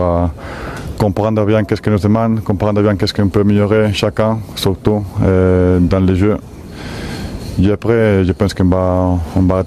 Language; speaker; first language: French; non-native, fluent; Spanish